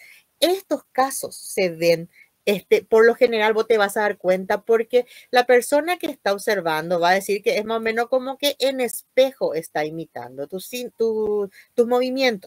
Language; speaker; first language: Spanish; native; Spanish